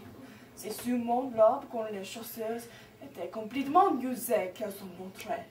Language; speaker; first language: French; non-native, learner; English